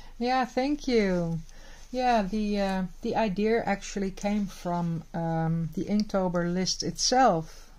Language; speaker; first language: English; non-native, fluent; Dutch